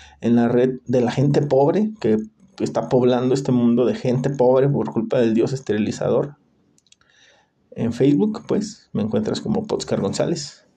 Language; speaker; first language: Spanish; native; Spanish